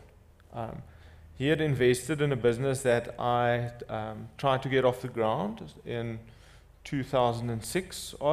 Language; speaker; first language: English; non-native, local second language; Afrikaans